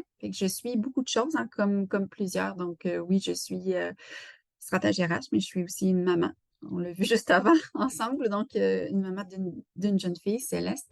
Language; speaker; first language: French; native; French